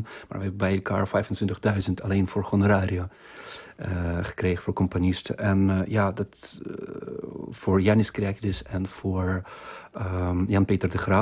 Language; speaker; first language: Dutch; non-native, fluent; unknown